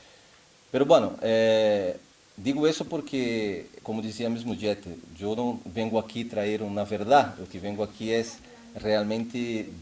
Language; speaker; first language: Spanish; non-native, fluent; Portuguese